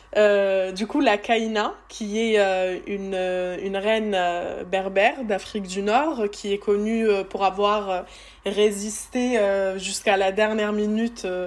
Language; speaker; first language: French; native; French